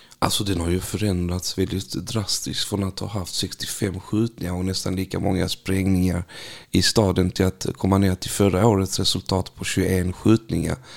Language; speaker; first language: Swedish; early bilingual, other home language; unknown